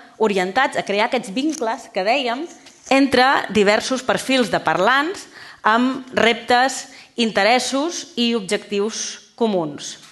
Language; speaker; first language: Catalan; native; Catalan